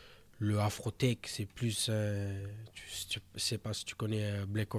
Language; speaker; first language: French; early bilingual, other home language; Portuguese